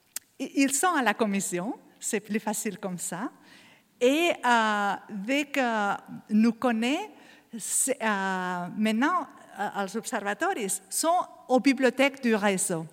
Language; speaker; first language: French; non-native, learner; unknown